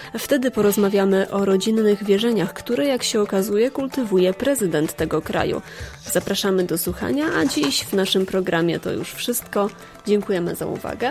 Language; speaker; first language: Polish; native; Polish